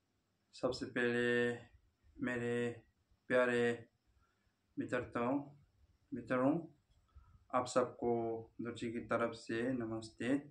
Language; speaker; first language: Hindi; non-native, local second language; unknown